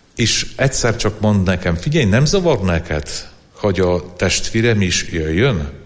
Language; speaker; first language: Hungarian; non-native, fluent; Polish